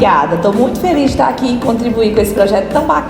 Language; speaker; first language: Portuguese; native; Portuguese